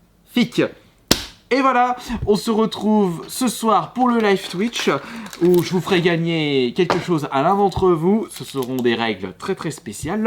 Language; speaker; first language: French; native; French